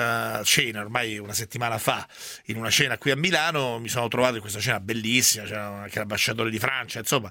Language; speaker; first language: Italian; native; Italian